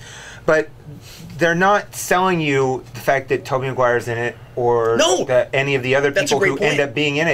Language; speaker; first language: English; native; English